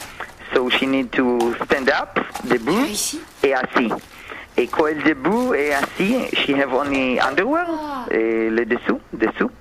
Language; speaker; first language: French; non-native, learner; Hebrew